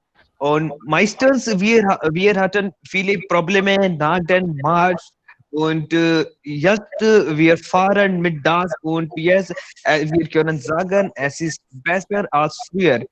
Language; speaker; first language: German; non-native, learner; Hindi